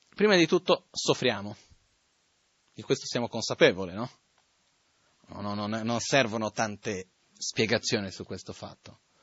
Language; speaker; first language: Italian; non-native, fluent; Portuguese